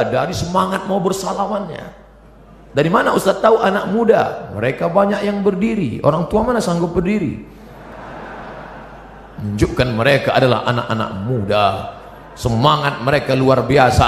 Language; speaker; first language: Indonesian; native; Indonesian